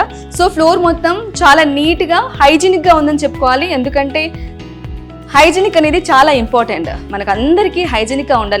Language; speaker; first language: Telugu; native; Telugu